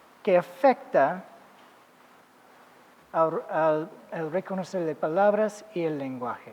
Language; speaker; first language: Spanish; non-native, fluent; English